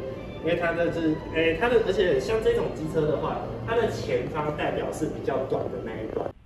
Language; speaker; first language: Chinese; native; Chinese